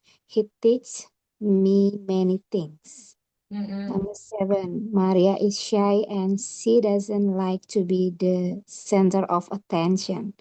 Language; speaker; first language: English; non-native, learner; Indonesian